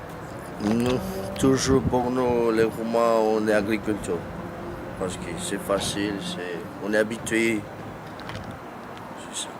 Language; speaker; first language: French; non-native, learner; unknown